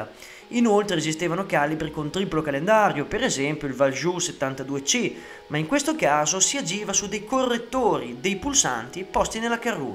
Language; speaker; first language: Italian; native; Italian